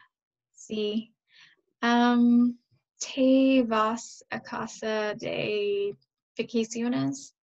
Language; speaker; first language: Spanish; non-native, learner; English